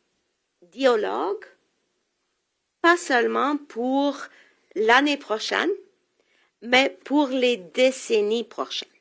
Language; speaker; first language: French; non-native, local second language; English